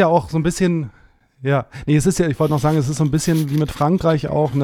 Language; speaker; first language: German; native; German